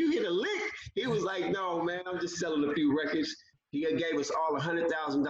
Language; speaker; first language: English; native; English